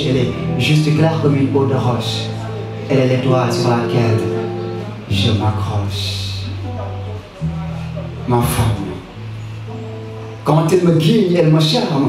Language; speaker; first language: French; non-native, local second language; Wolof